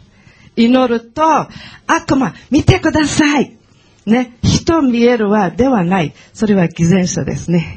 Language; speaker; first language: Japanese; non-native, learner; Portuguese